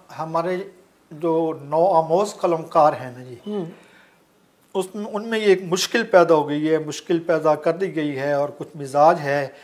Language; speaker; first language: Urdu; non-native, local second language; Saraiki